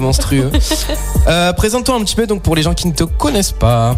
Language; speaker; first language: French; native; French